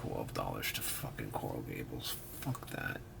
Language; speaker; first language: English; early bilingual, other home language; Spanish